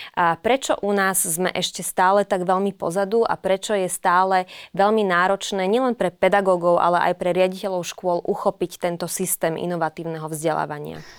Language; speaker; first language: Slovak; native; Slovak